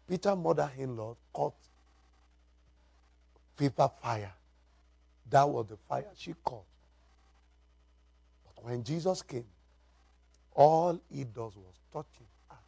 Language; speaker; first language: English; non-native, local second language; Yoruba